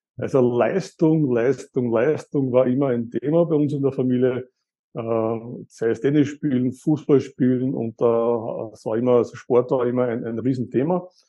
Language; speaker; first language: German; native; German